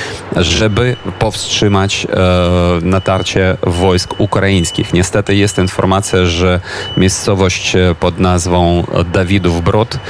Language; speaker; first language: Polish; non-native, fluent; Ukrainian